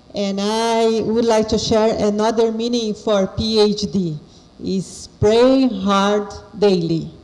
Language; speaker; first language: English; non-native, fluent; Portuguese